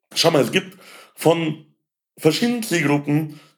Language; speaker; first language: German; native; German